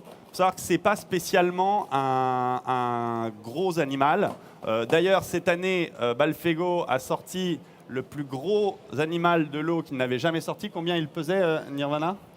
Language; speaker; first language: French; native; French